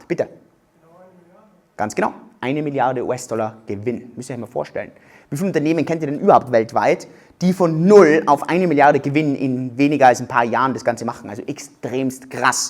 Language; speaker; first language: German; native; German